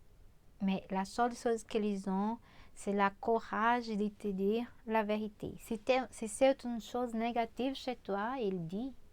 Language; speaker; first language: French; non-native, fluent; Portuguese